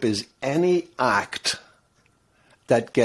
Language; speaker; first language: English; native; English